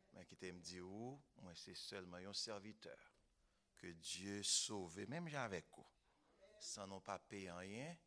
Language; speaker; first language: French; non-native, local second language; Haitian Creole